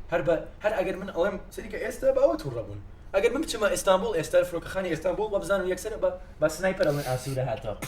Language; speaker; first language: Central Kurdish; non-native, fluent; English